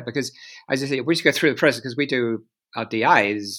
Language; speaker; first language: English; native; English